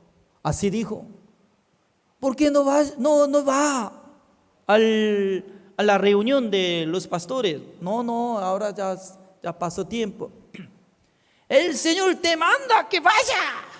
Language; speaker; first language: Spanish; non-native, fluent; Korean